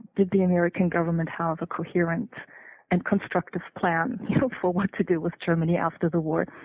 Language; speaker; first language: English; non-native, fluent; German